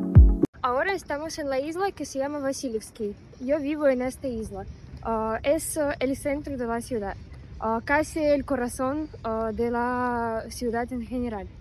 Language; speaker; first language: Spanish; non-native, fluent; Russian